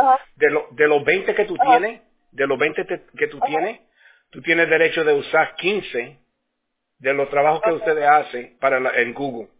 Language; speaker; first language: Spanish; early bilingual, heritage; Spanish